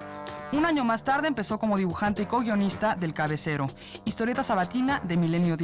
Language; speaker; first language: Spanish; native; Spanish